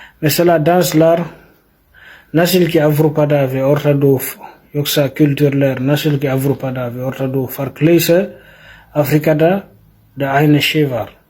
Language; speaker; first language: Turkish; non-native, fluent; Fula